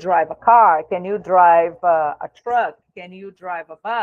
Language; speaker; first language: English; non-native, fluent; Portuguese